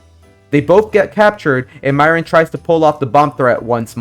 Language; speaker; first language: English; native; English